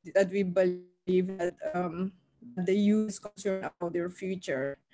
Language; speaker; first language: English; non-native, fluent; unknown